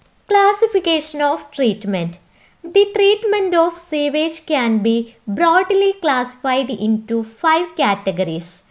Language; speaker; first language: English; non-native, local second language; Malayalam